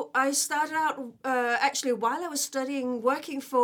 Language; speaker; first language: English; non-native, fluent; Danish